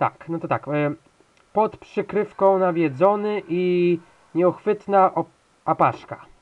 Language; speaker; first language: Polish; native; Polish